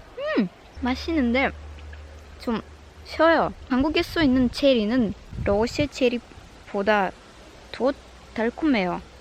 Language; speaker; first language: Korean; non-native, fluent; Russian